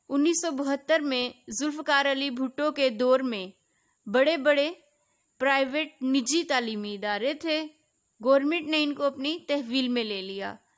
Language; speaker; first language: Urdu; native; Urdu